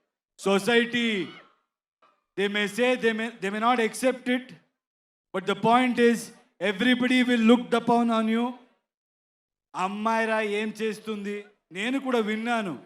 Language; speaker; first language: Telugu; non-native, learner; Kannada